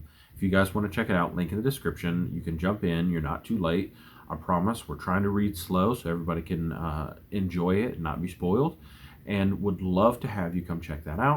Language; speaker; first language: English; native; English